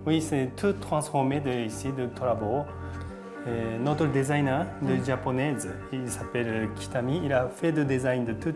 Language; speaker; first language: French; non-native, learner; Japanese